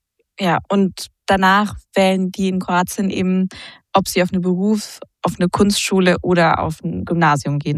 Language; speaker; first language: German; native; German